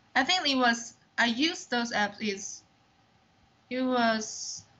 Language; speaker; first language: English; non-native, fluent; Chinese